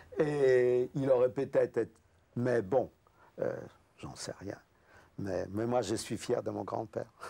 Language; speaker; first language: French; non-native, fluent; Yiddish